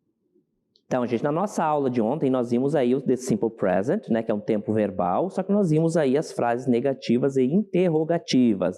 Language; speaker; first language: Portuguese; native; Portuguese